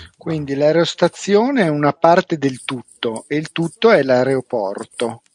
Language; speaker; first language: Italian; native; Italian